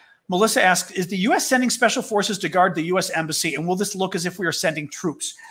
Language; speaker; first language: English; native; English